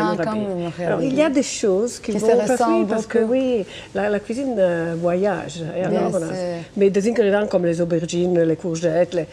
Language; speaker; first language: French; non-native, fluent; Italian